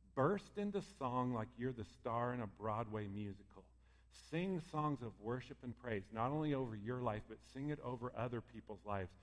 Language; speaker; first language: English; native; English